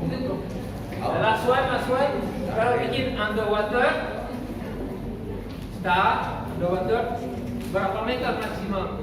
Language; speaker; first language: Indonesian; non-native, learner; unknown